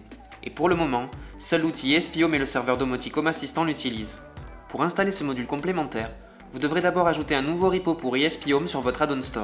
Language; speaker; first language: French; native; French